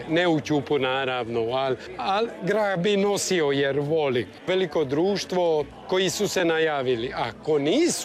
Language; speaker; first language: Serbian; native; Serbian